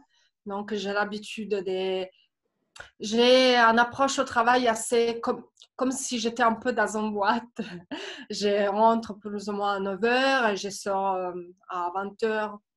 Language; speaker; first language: French; non-native, fluent; Italian